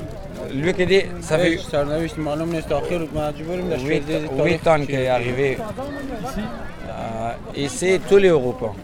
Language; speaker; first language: French; non-native, learner; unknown